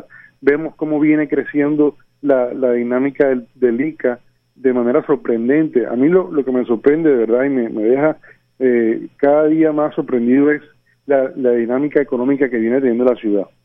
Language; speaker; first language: Spanish; native; Spanish